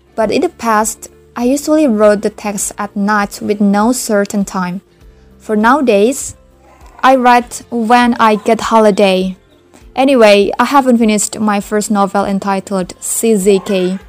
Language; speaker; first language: English; non-native, fluent; Indonesian